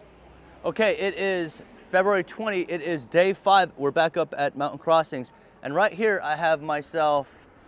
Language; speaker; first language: English; native; English